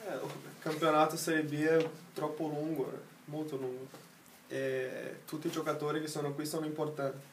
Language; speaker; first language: Italian; non-native, learner; Portuguese